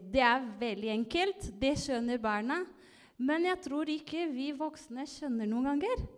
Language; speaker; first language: Norwegian; non-native, fluent; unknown